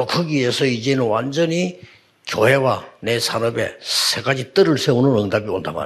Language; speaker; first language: Korean; native; Korean